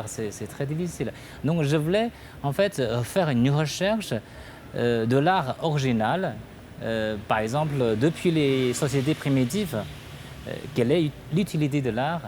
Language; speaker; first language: French; non-native, fluent; Chinese